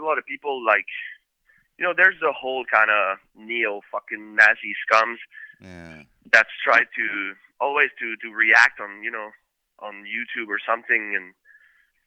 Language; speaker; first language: English; native; English